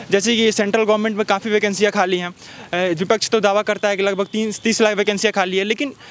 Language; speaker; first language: Hindi; native; Hindi